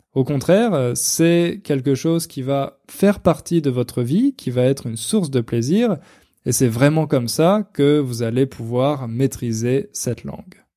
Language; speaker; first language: French; native; French